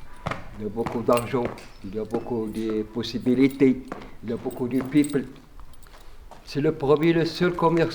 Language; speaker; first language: French; non-native, learner; Arabic